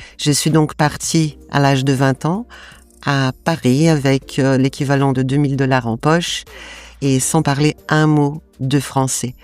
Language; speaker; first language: French; non-native, fluent; Portuguese